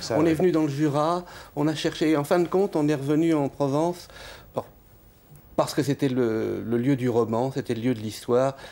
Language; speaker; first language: French; native; French